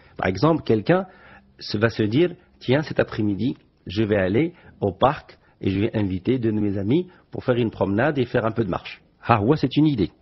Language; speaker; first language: French; non-native, local second language; Arabic